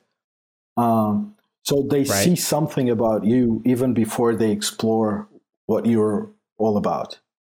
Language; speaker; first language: English; non-native, fluent; Portuguese